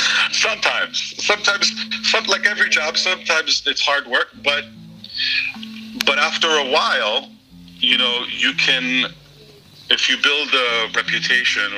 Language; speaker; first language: English; early bilingual, other home language; Greek